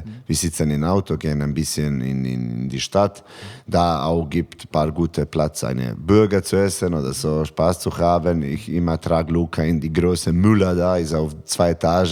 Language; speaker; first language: German; non-native, learner; Serbian